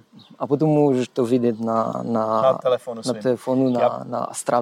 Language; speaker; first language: Czech; non-native, learner; Polish